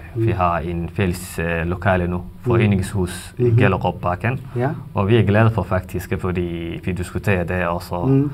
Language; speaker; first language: Danish; non-native, fluent; Somali